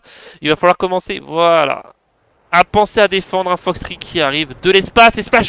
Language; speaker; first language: French; native; French